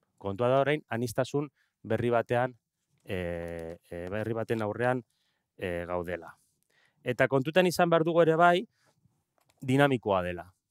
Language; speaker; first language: Basque; non-native, local second language; Spanish